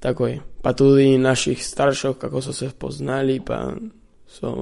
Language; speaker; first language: Slovenian; early bilingual, heritage; Slovenian